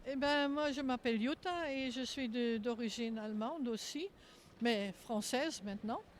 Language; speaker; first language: French; non-native, fluent; German